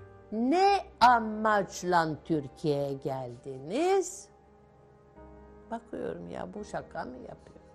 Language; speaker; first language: Turkish; non-native, local second language; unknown